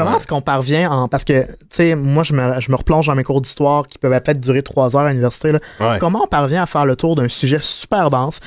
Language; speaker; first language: French; native; French